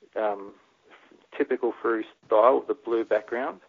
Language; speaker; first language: English; native; English